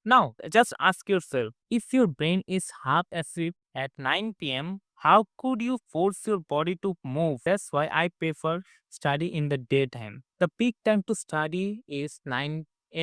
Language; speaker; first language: English; non-native, fluent; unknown